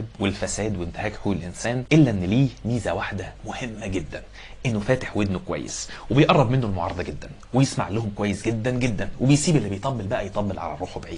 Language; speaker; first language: Arabic; native; Arabic